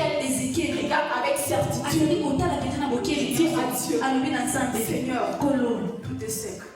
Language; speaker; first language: French; non-native, local second language; Lingala